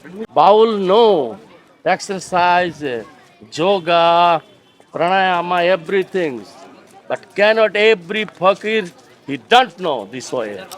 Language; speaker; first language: English; non-native, learner; Bangla